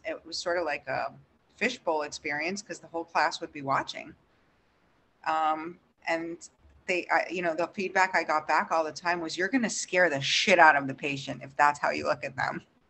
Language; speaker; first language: English; early bilingual, other home language; Russian